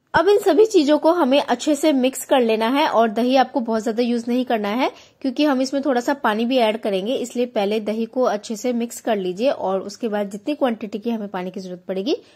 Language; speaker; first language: Hindi; native; Hindi